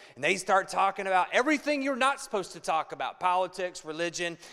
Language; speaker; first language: English; native; English